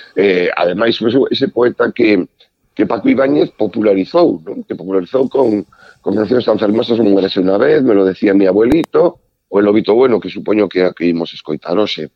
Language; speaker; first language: Galician; native; Galician